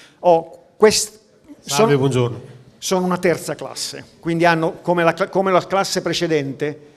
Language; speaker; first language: Italian; native; Italian